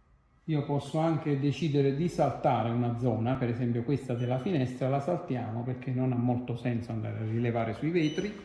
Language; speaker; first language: Italian; native; Italian